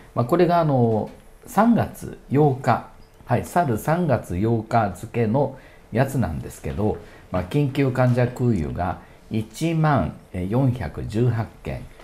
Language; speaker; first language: Japanese; native; Japanese